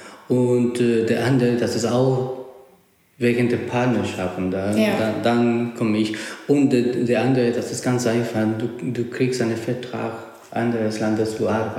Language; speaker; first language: German; non-native, learner; Spanish